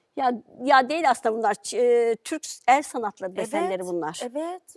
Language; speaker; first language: Turkish; native; Turkish